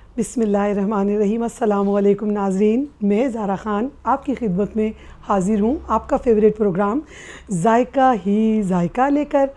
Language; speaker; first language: Urdu; native; Urdu